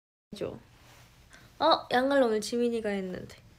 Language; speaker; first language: Korean; native; Korean